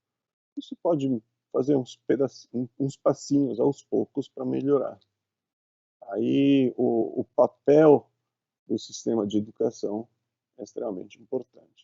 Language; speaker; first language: Portuguese; non-native, fluent; Italian